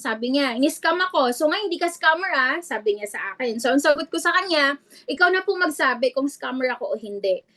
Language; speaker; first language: Filipino; non-native, local second language; Iloko